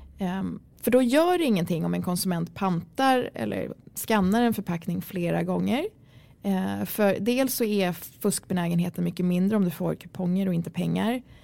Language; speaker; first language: Swedish; early bilingual, other home language; Kurdish